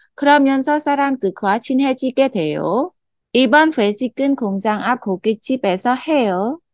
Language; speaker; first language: Korean; non-native, fluent; Khmer